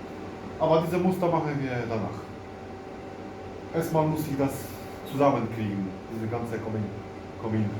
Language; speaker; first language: German; non-native, local second language; Polish